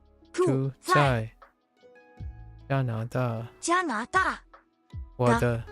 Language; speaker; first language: Chinese; non-native, learner; English